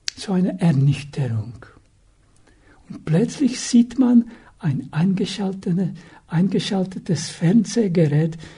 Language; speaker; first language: German; non-native, fluent; Czech